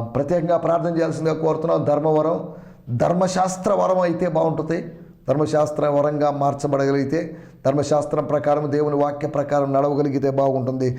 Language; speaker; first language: Telugu; non-native, local second language; Malayalam